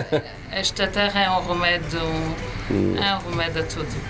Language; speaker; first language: Portuguese; early bilingual, heritage; Portuguese